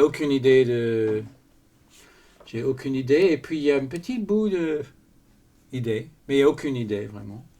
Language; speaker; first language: French; non-native, fluent; English